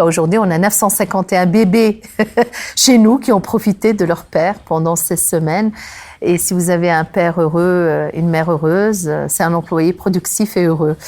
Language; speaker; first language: French; non-native, local second language; Arabic